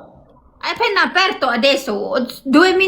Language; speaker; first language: Italian; non-native, learner; Albanian